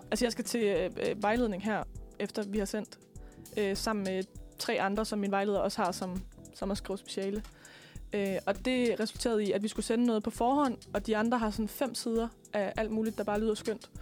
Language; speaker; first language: Danish; native; Danish